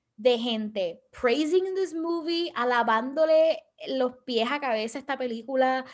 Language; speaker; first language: Spanish; early bilingual, heritage; Spanish